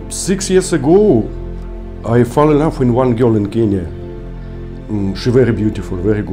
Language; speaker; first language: English; non-native, learner; Russian